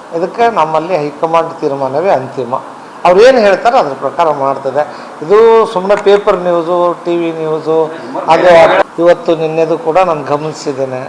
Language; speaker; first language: Kannada; non-native, local second language; Lambadi